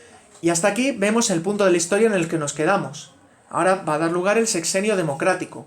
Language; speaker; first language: Spanish; native; Spanish